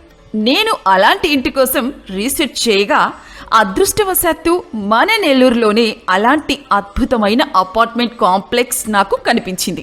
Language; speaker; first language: Telugu; native; Telugu